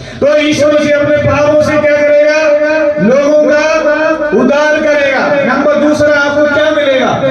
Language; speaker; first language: Hindi; non-native, local second language; Malayalam